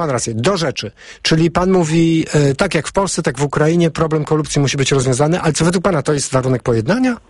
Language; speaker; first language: Polish; native; Polish